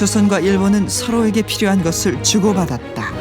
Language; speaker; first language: Korean; native; Korean